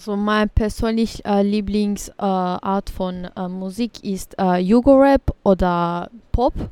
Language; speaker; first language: German; early bilingual, other home language; Bosnian